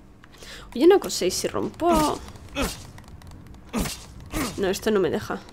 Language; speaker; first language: Spanish; native; Spanish